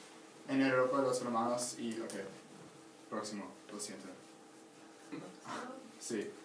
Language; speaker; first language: Spanish; non-native, learner; English